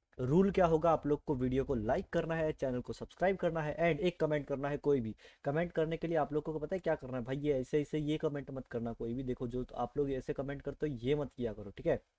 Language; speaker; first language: Hindi; native; Hindi